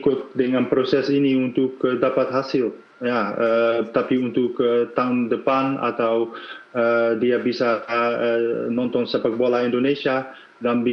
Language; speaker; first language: Indonesian; non-native, fluent; Dutch